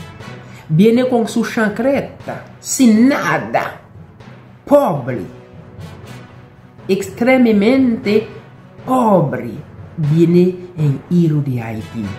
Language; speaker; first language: Spanish; non-native, local second language; Haitian Creole